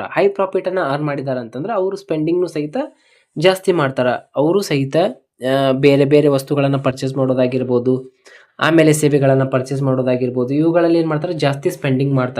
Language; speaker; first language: Kannada; native; Kannada